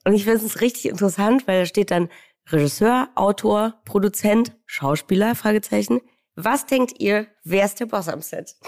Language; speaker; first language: German; native; German